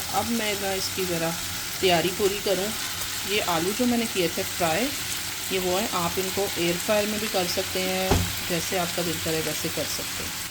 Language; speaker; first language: Urdu; non-native, local second language; Punjabi